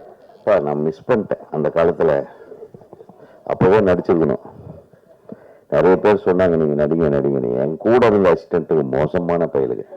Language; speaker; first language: Tamil; native; Tamil